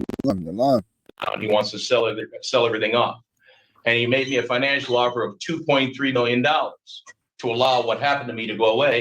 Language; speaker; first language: English; native; English